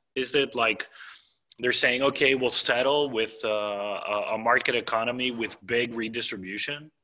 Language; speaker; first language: English; non-native, fluent; Greek